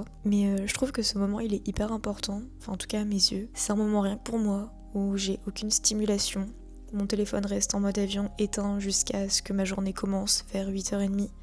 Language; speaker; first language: French; native; French